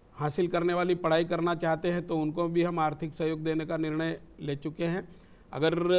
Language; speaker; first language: Hindi; native; Hindi